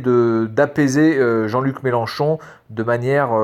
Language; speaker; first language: French; native; French